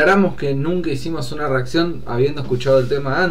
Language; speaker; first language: Spanish; native; Spanish